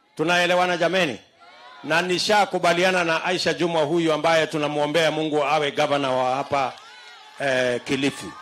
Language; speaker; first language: Swahili; non-native, local second language; Kalenjin